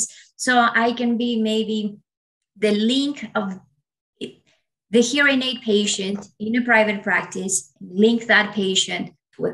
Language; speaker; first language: English; non-native, fluent; Spanish